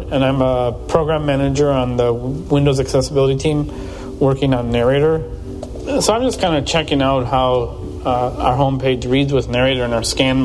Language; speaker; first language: English; native; English